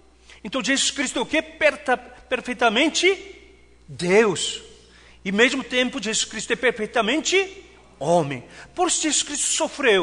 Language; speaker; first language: Portuguese; non-native, fluent; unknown